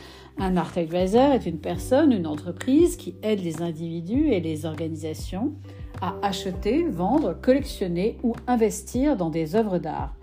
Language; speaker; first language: French; native; French